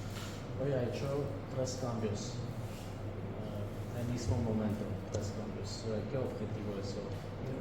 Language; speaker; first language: Spanish; non-native, fluent; Armenian